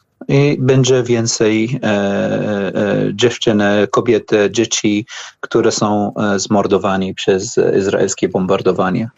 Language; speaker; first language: Polish; non-native, learner; Arabic